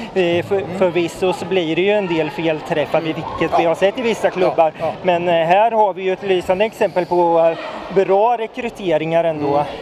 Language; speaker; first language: Swedish; native; Swedish